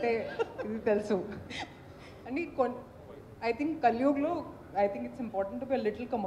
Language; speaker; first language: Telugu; non-native, local second language; Hindi